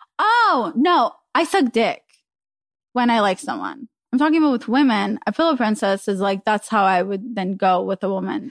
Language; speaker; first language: English; early bilingual, other home language; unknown